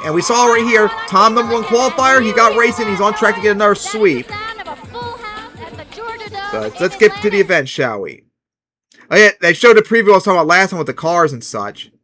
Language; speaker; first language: English; native; English